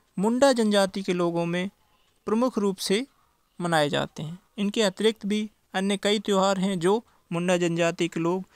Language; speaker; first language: Hindi; native; Hindi